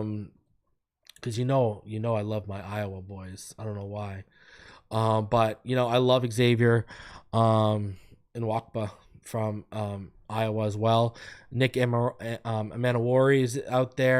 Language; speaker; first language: English; native; English